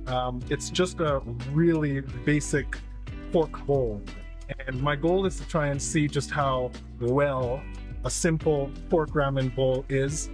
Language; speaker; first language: English; native; English